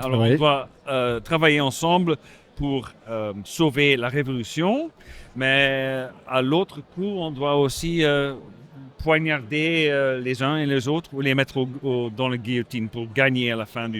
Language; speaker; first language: French; non-native, local second language; Dutch